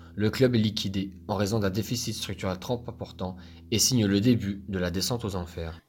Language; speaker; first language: French; native; French